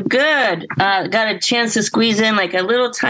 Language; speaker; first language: English; native; English